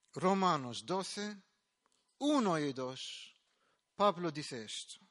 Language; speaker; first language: Spanish; non-native, fluent; Maltese